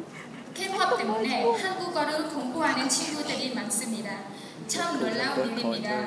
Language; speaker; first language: Korean; non-native, learner; Khmer